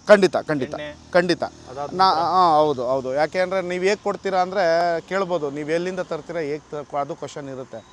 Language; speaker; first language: Kannada; native; Kannada